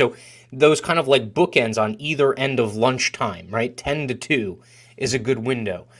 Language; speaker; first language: English; native; English